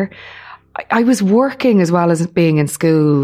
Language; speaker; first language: English; native; English